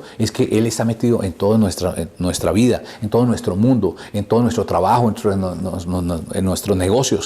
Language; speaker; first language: Spanish; native; Spanish